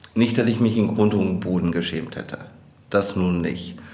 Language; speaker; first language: German; native; German